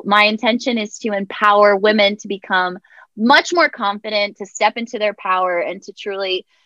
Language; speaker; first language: English; native; English